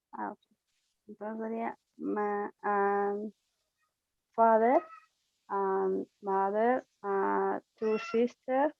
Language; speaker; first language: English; non-native, learner; Spanish